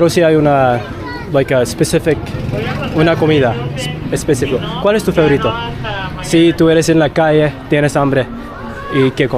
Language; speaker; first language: Spanish; non-native, learner; English